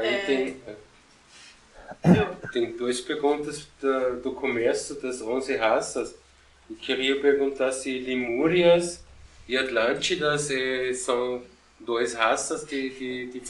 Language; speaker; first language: Portuguese; non-native, fluent; German